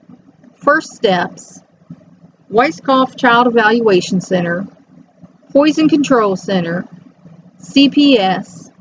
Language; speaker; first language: English; native; English